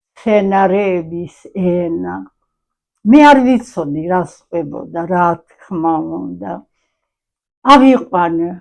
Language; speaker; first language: Georgian; non-native, local second language; Mingrelian